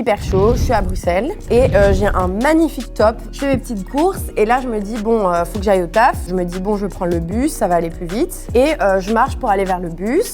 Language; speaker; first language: French; native; French